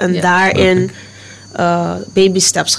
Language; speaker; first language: Dutch; non-native, local second language; Papiamento